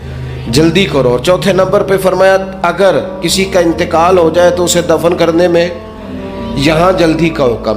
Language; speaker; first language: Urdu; non-native, local second language; Punjabi